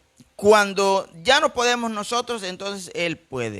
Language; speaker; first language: Spanish; native; Spanish